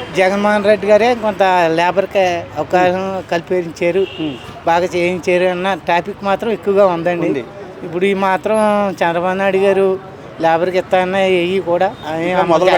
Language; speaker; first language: Telugu; native; Telugu